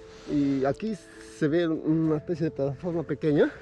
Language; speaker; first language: Spanish; native; Spanish